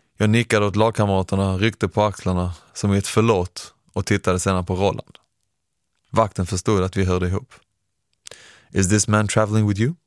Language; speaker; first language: Swedish; early bilingual, other home language; Persian